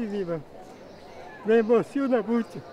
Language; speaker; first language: Spanish; non-native, local second language; Guarani